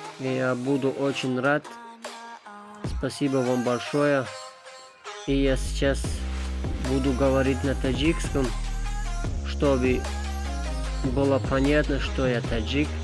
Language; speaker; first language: Russian; non-native, fluent; Tajik